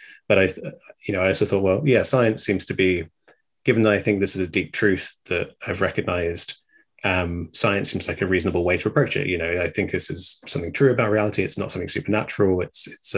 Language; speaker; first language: English; native; English